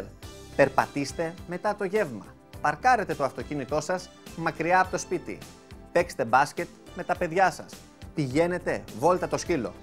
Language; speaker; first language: Greek; native; Greek